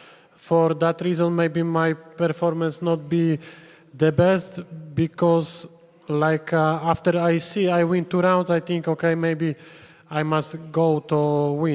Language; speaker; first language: English; non-native, learner; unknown